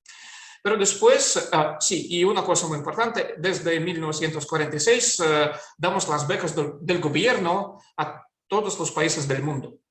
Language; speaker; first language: Spanish; non-native, fluent; Russian